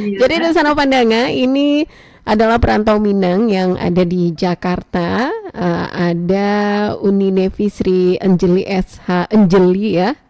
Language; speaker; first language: Indonesian; native; Indonesian